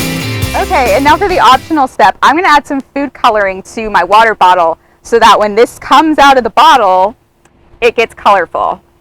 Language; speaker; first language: English; native; English